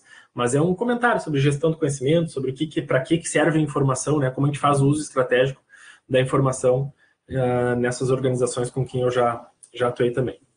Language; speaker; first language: Portuguese; native; Portuguese